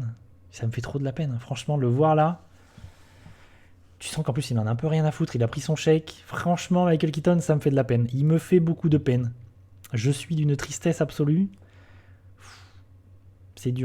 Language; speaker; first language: French; native; French